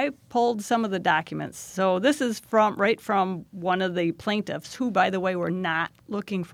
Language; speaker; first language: English; native; English